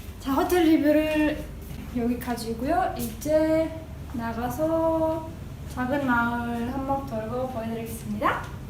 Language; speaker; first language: Korean; non-native, fluent; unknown